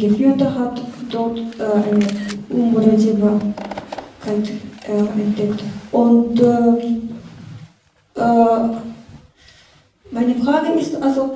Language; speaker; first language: German; non-native, learner; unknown